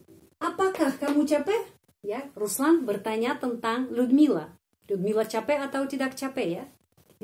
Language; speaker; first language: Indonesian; non-native, fluent; Russian